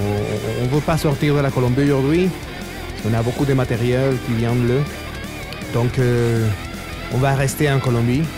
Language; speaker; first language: French; non-native, fluent; Spanish